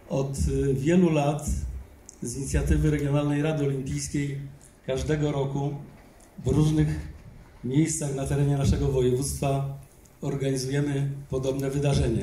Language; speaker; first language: Polish; native; Polish